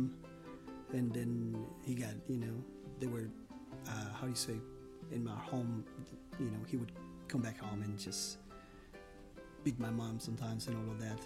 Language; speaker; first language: English; non-native, fluent; Spanish